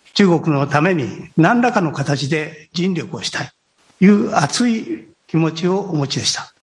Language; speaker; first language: Japanese; native; Japanese